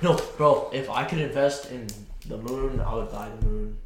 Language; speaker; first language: English; native; English